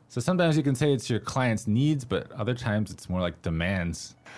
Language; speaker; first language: English; native; English